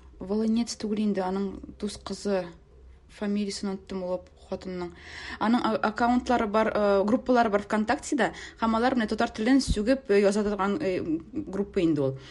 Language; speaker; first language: Tatar; native; Tatar